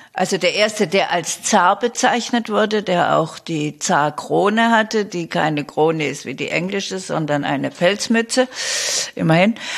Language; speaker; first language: German; native; German